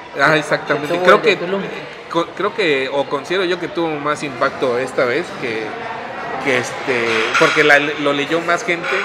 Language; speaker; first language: Spanish; native; Spanish